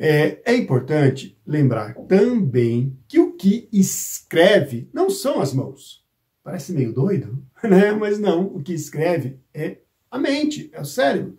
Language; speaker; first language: Portuguese; native; Portuguese